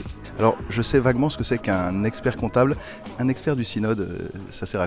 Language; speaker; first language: French; native; French